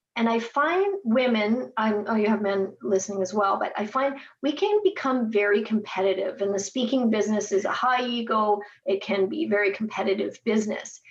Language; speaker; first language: English; native; English